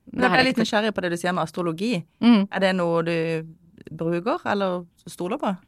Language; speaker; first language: Norwegian; native; Norwegian